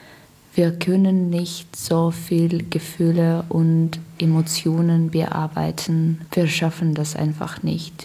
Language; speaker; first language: German; non-native, fluent; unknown